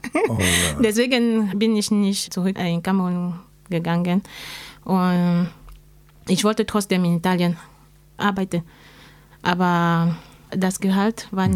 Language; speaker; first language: German; non-native, learner; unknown